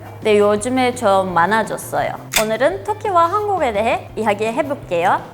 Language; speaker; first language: Korean; non-native, fluent; Turkish